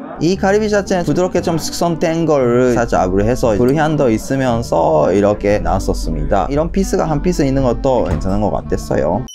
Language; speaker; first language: Korean; non-native, fluent; Japanese